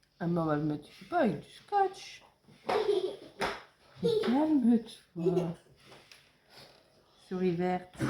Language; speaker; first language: French; native; French